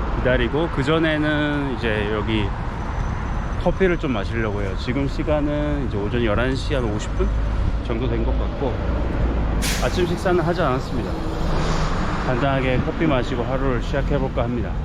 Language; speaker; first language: Korean; native; Korean